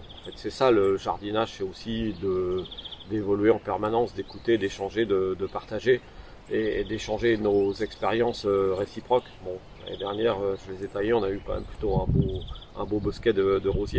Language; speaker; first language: French; native; French